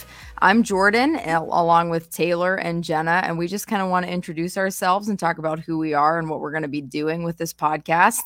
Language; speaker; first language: English; native; English